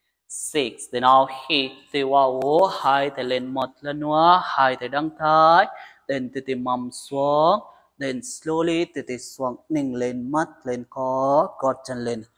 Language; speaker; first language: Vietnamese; non-native, learner; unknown